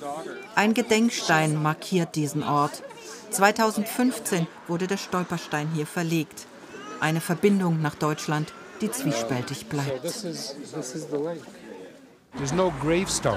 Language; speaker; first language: German; native; German